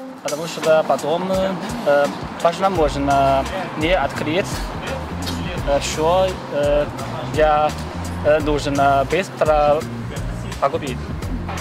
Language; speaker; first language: Russian; non-native, learner; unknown